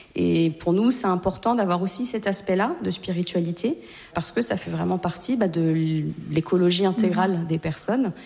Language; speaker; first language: French; native; French